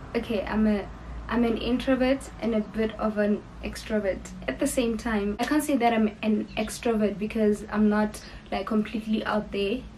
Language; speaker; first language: English; non-native, local second language; Northern Sotho